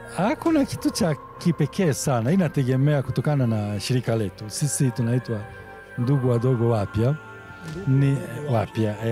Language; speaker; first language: Swahili; non-native, fluent; Italian